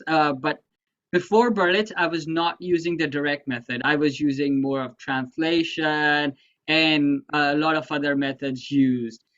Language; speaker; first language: English; non-native, local second language; Urdu